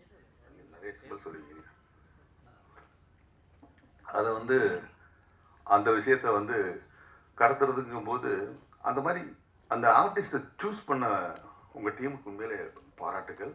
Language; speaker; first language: Tamil; native; Tamil